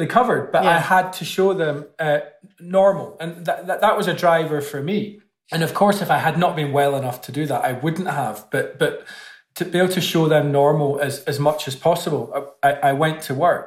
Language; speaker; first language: English; native; English